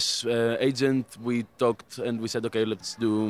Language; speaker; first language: English; non-native, fluent; Greek